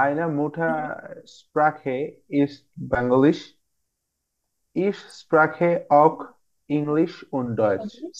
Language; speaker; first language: German; non-native, learner; Bangla